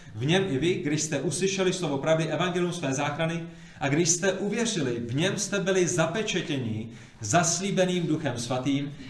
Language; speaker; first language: Czech; native; Czech